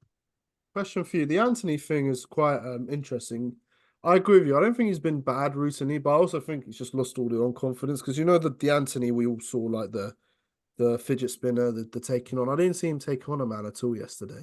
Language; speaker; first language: English; native; English